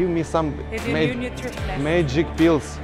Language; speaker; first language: English; non-native, learner; Russian